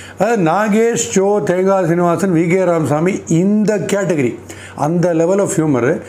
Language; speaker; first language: Tamil; native; Tamil